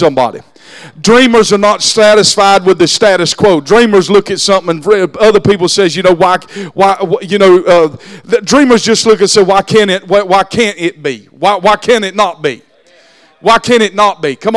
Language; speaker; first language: English; native; English